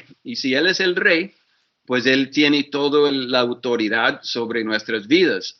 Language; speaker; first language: Spanish; non-native, fluent; English